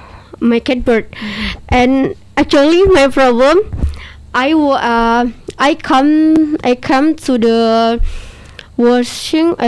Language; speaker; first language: English; non-native, learner; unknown